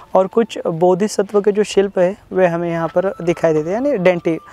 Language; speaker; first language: Hindi; non-native, local second language; Marathi